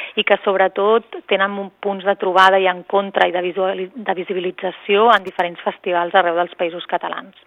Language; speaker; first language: Catalan; native; Catalan